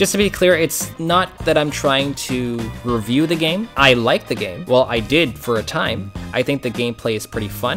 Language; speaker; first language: English; native; English